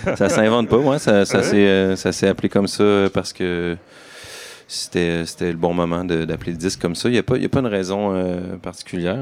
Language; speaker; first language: French; native; French